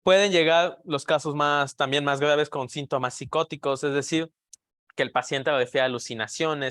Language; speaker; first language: Spanish; native; Spanish